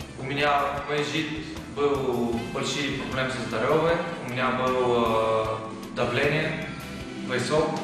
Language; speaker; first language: Russian; non-native, learner; Bulgarian